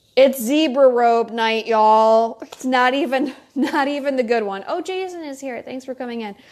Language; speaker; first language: English; native; English